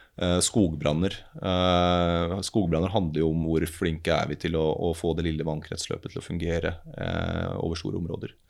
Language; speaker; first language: Norwegian; native; Norwegian